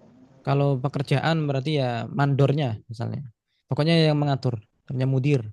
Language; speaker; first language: Indonesian; native; Indonesian